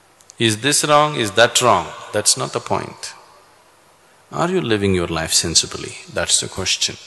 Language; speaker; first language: English; non-native, local second language; Kannada